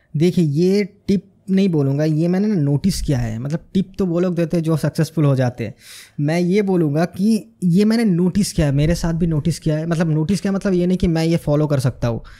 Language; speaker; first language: Hindi; non-native, local second language; Bangla